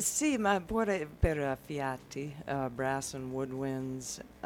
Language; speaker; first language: English; native; English